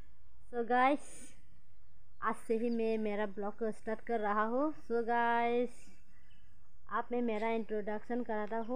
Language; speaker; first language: Hindi; non-native, local second language; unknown